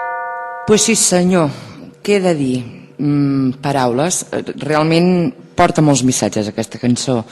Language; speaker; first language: Catalan; native; Catalan